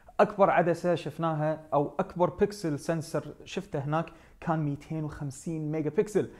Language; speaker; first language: Arabic; native; Arabic